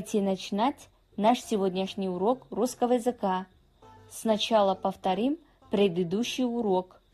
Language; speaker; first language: Russian; non-native, fluent; Kazakh